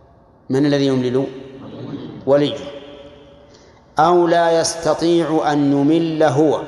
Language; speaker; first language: Arabic; native; Arabic